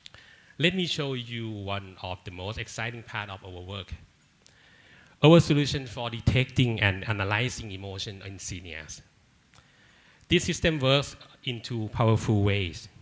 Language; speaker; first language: English; non-native, learner; Thai